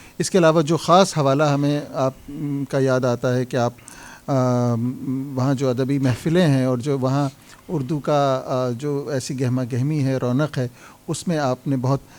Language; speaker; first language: Urdu; native; Urdu